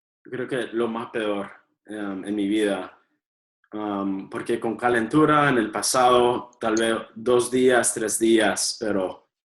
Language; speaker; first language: Spanish; early bilingual, heritage; Spanish